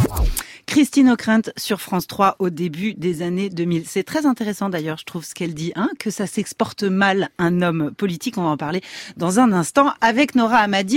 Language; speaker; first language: French; native; French